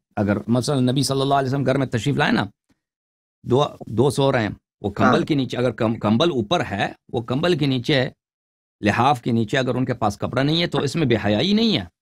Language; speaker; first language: Urdu; native; Urdu